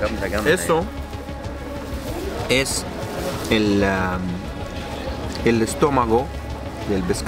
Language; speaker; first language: Spanish; non-native, fluent; Arabic